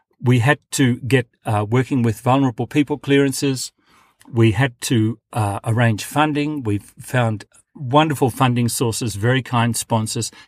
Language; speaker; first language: English; native; English